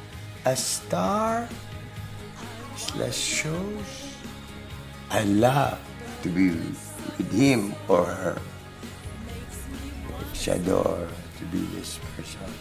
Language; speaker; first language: English; non-native, learner; French